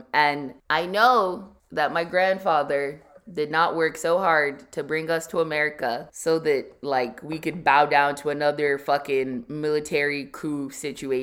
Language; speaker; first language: English; native; English